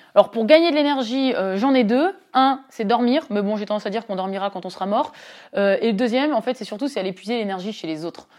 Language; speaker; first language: French; native; French